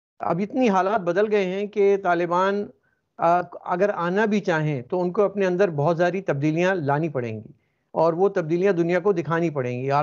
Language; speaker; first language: Urdu; native; Urdu